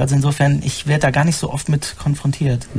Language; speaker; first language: German; native; German